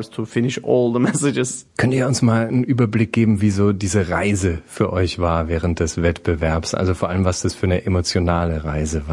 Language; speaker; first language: German; native; German